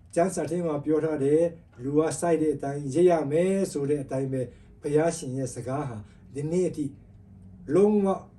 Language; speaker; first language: Burmese; non-native, local second language; Tedim Chin